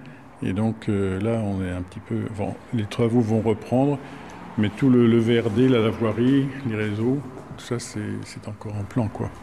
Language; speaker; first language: French; native; French